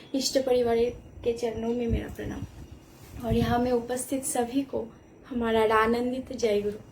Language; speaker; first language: Hindi; non-native, local second language; Bangla